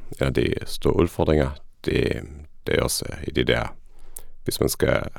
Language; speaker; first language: Danish; non-native, fluent; Luxembourgish